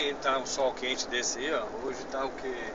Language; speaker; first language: Portuguese; native; Portuguese